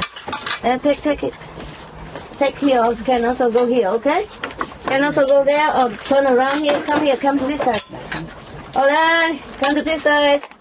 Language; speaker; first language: English; non-native, fluent; Vietnamese